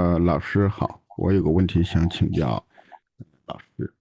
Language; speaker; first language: Chinese; native; Chinese